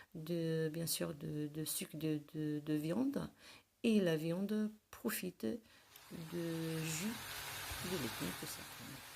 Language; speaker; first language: French; non-native, local second language; Arabic